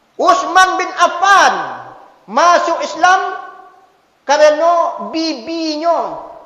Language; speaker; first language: Malay; non-native, local second language; Minangkabau